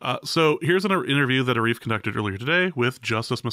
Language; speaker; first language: English; native; English